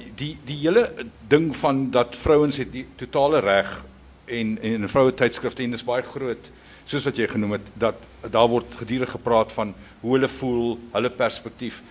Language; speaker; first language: Afrikaans; native; Afrikaans